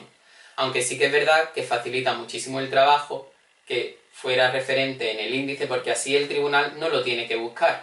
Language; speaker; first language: Spanish; native; Spanish